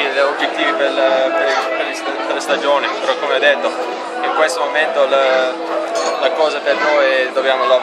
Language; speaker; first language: Italian; non-native, fluent; English